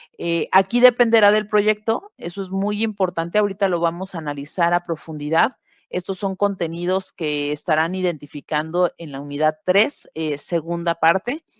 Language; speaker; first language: Spanish; native; Spanish